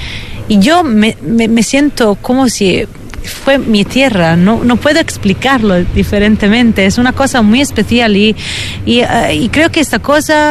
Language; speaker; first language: Spanish; non-native, fluent; Italian